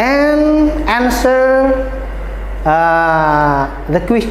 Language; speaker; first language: English; non-native, fluent; Indonesian